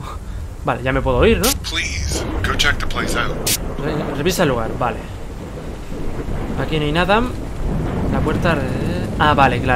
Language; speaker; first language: Spanish; native; Spanish